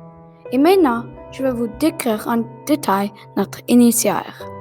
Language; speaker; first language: French; non-native, local second language; English